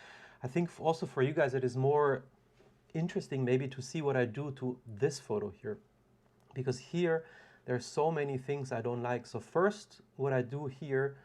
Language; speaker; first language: English; non-native, fluent; German